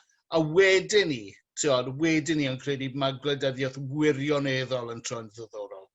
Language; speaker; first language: Welsh; native; Welsh